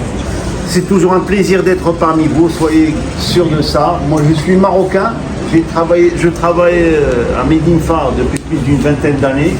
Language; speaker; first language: French; non-native, local second language; Arabic